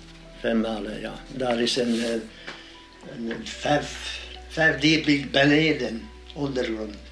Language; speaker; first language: Dutch; non-native, learner; Hungarian